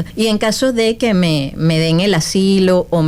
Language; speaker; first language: Spanish; native; Spanish